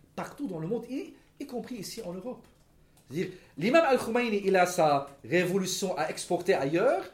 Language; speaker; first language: French; non-native, local second language; Arabic